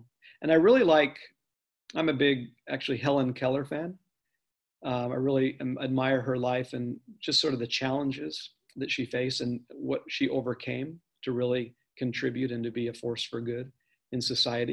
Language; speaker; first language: English; native; English